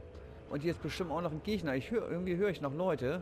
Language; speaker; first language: German; native; German